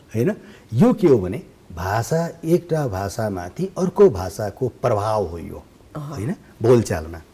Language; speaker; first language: Nepali; non-native, local second language; Bhojpuri